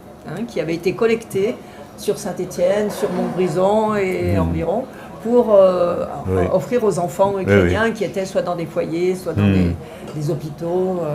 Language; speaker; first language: French; native; French